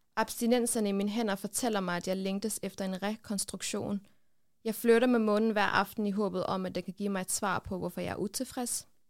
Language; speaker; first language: Danish; early bilingual, other home language; Kurdish